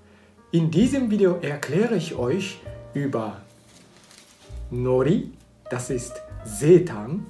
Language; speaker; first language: German; non-native, fluent; Japanese